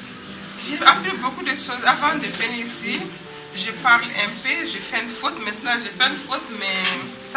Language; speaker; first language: French; non-native, learner; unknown